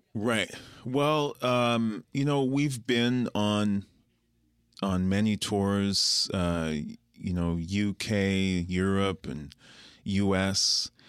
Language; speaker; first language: English; native; English